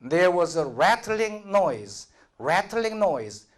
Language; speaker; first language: English; non-native, fluent; Korean